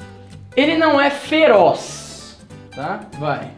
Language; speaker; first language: Portuguese; native; Portuguese